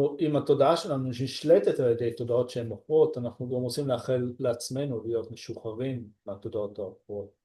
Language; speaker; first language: Hebrew; native; Hebrew